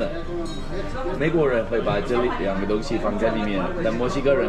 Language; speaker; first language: Chinese; non-native, fluent; English